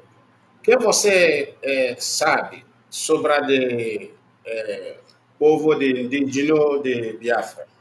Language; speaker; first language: Portuguese; non-native, learner; Igbo